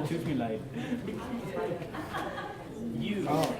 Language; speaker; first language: German; non-native, learner; English